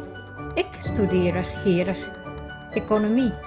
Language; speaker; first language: Dutch; non-native, fluent; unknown